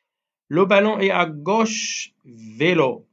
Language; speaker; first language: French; non-native, fluent; Arabic